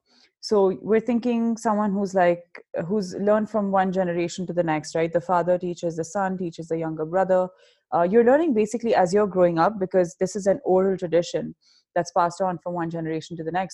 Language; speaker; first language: English; non-native, local second language; Hindi